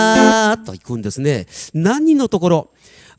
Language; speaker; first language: Japanese; native; Japanese